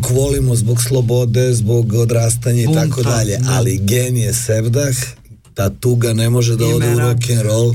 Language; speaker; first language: Serbian; native; Serbian